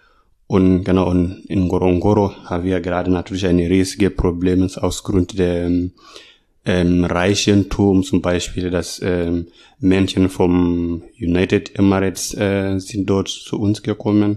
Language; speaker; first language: German; non-native, learner; Masai